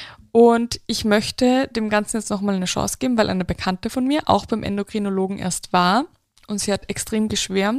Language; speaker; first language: German; native; German